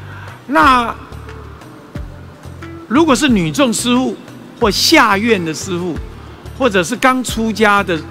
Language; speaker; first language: Chinese; native; Chinese